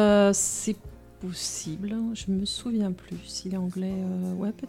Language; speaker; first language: French; native; French